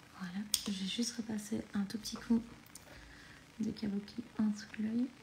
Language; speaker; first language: French; native; French